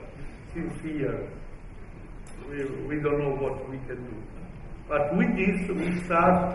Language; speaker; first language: English; non-native, fluent; Italian